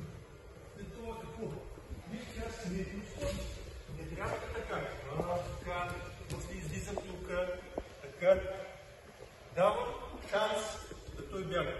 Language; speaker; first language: Bulgarian; non-native, learner; Russian